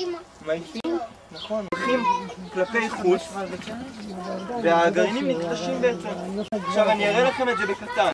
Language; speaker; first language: Hebrew; native; Hebrew